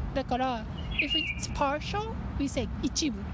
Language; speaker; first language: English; non-native, fluent; Japanese